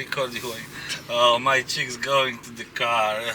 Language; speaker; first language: English; non-native, learner; Polish